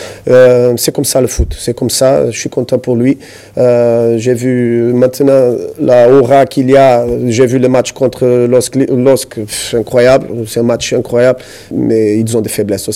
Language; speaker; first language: French; non-native, fluent; Portuguese